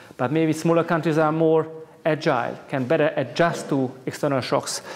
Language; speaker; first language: English; non-native, fluent; Hungarian